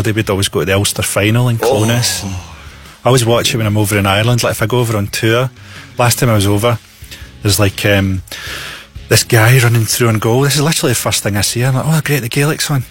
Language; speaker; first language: English; native; English